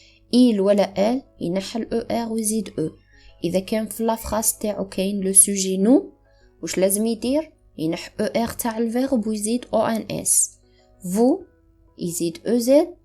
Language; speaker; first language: Arabic; native; Arabic